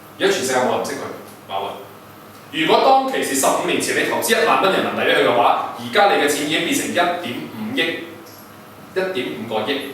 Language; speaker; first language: Cantonese; early bilingual, heritage; Cantonese